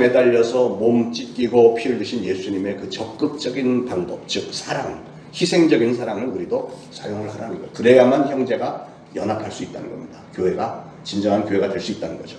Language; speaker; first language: Korean; native; Korean